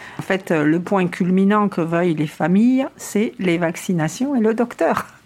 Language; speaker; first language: French; native; French